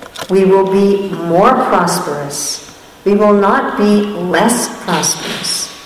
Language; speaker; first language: English; native; English